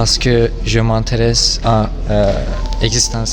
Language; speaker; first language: French; non-native, learner; Turkish